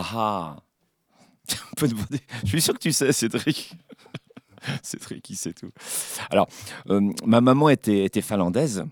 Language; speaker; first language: French; native; French